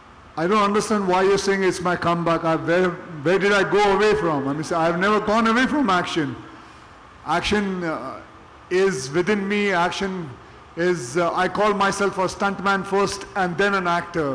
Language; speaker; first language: English; non-native, local second language; Hindi